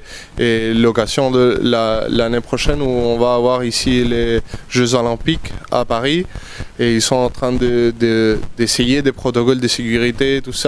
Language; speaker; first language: French; non-native, fluent; Spanish